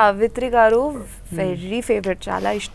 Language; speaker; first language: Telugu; non-native, learner; Bangla